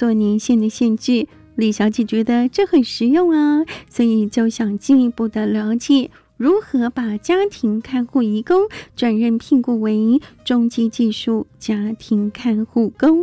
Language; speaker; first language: Chinese; native; Chinese